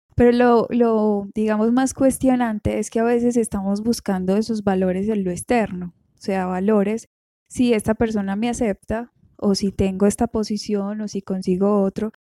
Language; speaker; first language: Spanish; native; Spanish